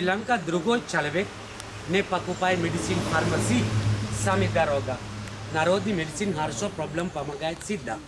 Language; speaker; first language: Russian; non-native, learner; Sinhala